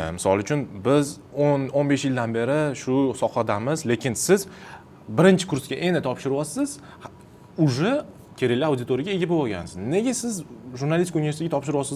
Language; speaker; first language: Uzbek; non-native, local second language; Russian